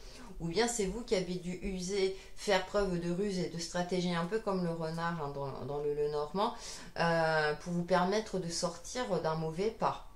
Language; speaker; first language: French; native; French